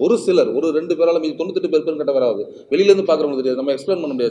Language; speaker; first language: Tamil; native; Tamil